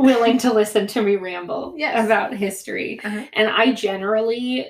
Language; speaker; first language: English; early bilingual, other home language; Greek